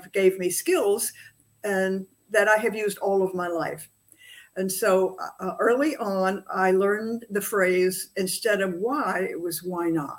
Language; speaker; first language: English; native; English